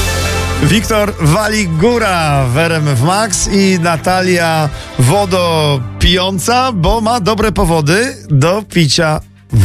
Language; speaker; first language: Polish; native; Polish